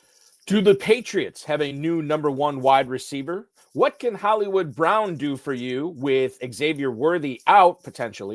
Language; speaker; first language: English; native; English